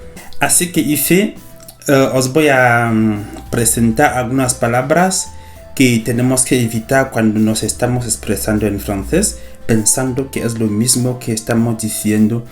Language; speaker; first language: Spanish; non-native, fluent; French